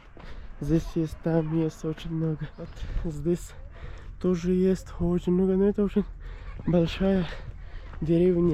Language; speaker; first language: Russian; non-native, learner; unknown